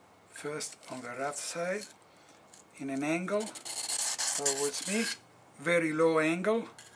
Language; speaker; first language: English; non-native, learner; Italian